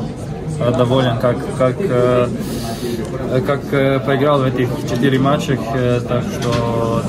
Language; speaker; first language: Russian; non-native, fluent; Slovenian